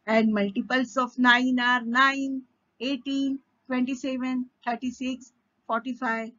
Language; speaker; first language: English; non-native, local second language; Marathi